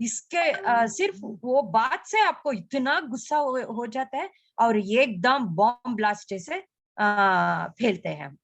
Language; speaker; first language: Hindi; non-native, local second language; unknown